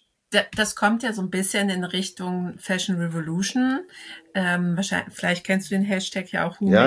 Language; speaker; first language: German; native; German